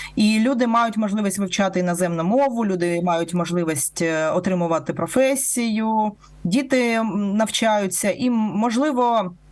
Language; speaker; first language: Ukrainian; non-native, local second language; Russian